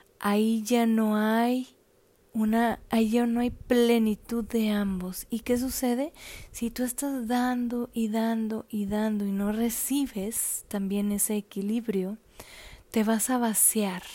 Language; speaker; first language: Spanish; native; Spanish